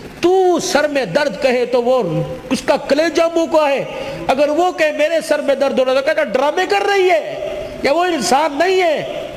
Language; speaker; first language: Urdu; non-native, local second language; Punjabi